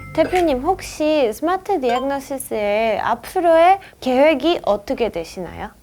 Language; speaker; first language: Korean; non-native, fluent; Spanish